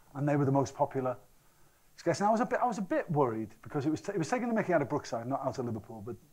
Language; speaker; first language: English; native; English